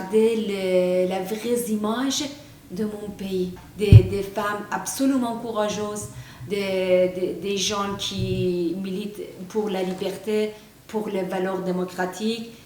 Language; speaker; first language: French; non-native, fluent; Persian